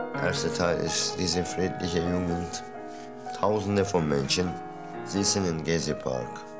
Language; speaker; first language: German; non-native, fluent; Turkish